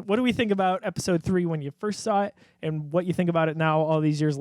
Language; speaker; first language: English; native; English